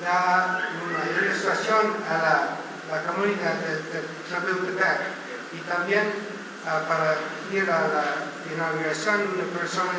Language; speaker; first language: Spanish; non-native, learner; English